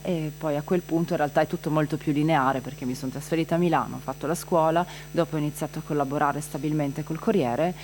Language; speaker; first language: Italian; native; Italian